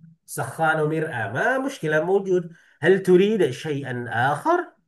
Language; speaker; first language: Arabic; non-native, fluent; Indonesian